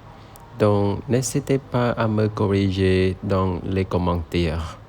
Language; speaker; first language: French; non-native, learner; Khmer